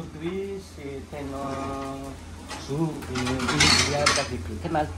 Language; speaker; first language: French; non-native, local second language; Malagasy